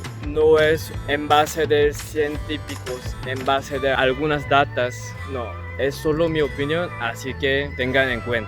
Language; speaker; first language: Spanish; non-native, learner; Korean